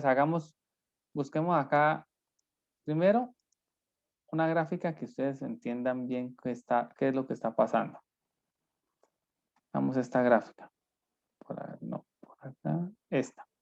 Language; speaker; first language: Spanish; native; Spanish